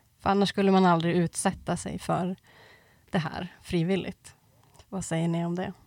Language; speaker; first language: Swedish; native; Swedish